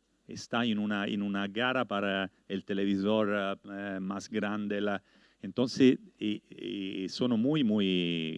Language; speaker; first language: Spanish; non-native, learner; Italian